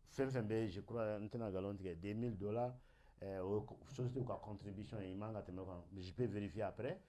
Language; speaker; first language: French; non-native, local second language; Bambara